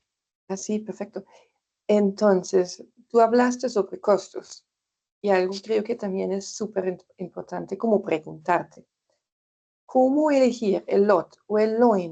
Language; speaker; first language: Spanish; non-native, fluent; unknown